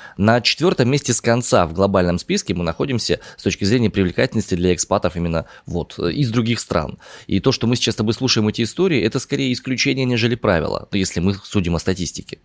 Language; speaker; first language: Russian; native; Russian